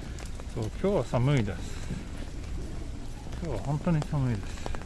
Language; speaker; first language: Japanese; non-native, fluent; Swedish